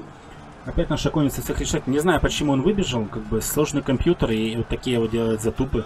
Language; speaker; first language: Russian; native; Russian